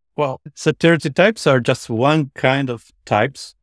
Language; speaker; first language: English; non-native, fluent; Italian